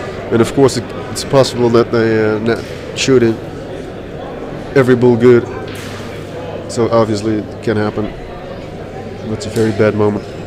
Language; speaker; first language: English; non-native, fluent; Dutch